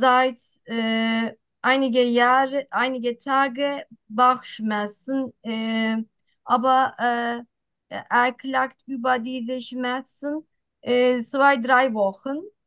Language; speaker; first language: German; non-native, learner; Turkish